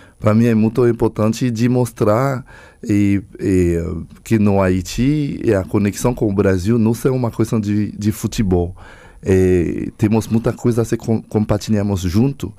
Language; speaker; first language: Portuguese; non-native, fluent; Haitian Creole